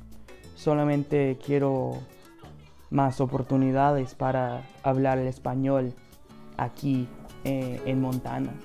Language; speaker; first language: Spanish; non-native, fluent; English